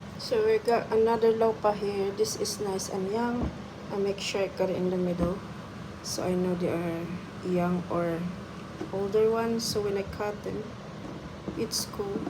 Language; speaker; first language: English; non-native, local second language; Filipino